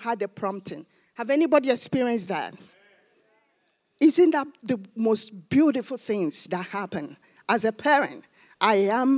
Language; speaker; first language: English; non-native, local second language; Igbo